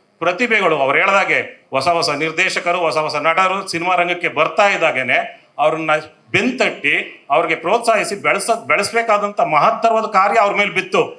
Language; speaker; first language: Kannada; native; Kannada